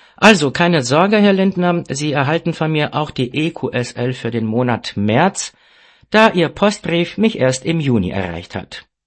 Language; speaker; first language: German; non-native, fluent; Romanian